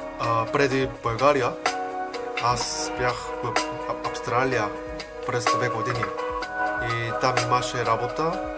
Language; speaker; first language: Bulgarian; non-native, learner; Korean